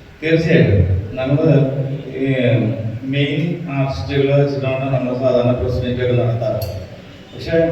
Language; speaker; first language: Malayalam; native; Malayalam